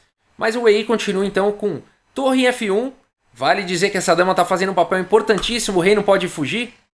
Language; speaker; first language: Portuguese; native; Portuguese